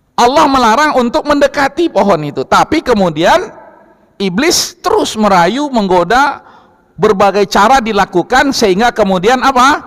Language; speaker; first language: Indonesian; non-native, local second language; Minangkabau